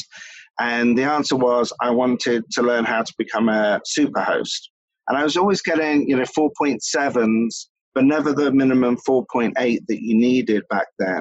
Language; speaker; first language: English; native; English